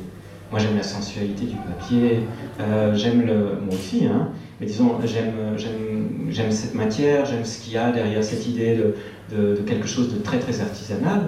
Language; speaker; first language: French; native; French